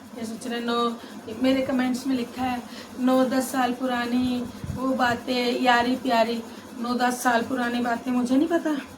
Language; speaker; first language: Hindi; native; Hindi